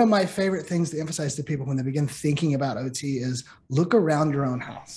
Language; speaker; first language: English; native; English